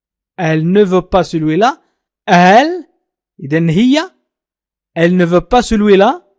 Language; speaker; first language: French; non-native, fluent; Arabic